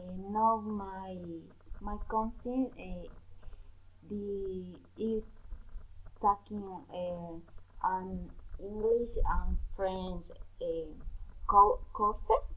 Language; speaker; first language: English; non-native, learner; Spanish